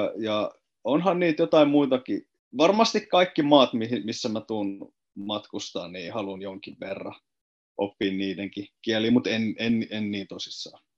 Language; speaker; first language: Finnish; native; Finnish